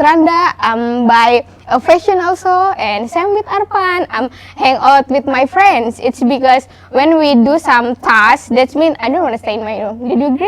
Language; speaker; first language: English; non-native, learner; Indonesian